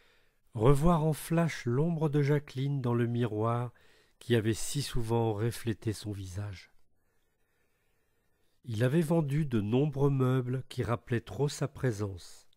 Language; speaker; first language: French; native; French